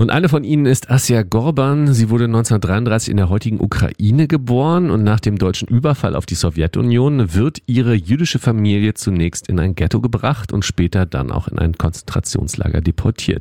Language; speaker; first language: German; native; German